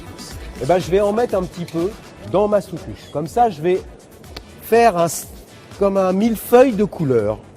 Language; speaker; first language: French; native; French